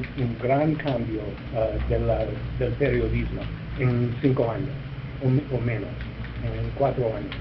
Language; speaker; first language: Spanish; non-native, learner; English